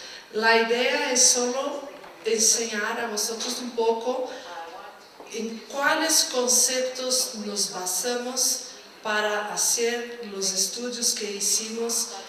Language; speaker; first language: Spanish; non-native, fluent; Portuguese